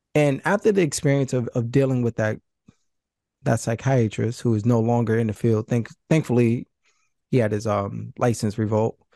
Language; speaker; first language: English; native; English